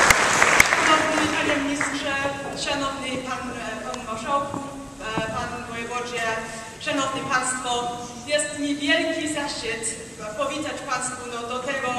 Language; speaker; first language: Polish; non-native, learner; English